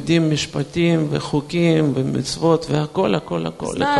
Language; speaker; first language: Hebrew; non-native, fluent; Russian